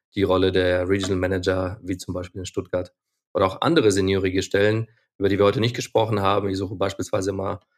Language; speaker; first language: German; non-native, fluent; Ukrainian